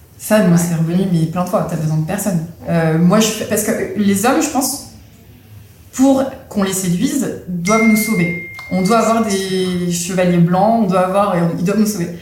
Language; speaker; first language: French; native; French